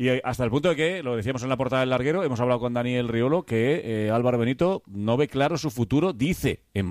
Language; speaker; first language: Spanish; native; Spanish